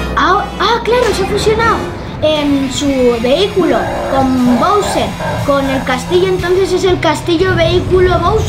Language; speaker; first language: Spanish; native; Spanish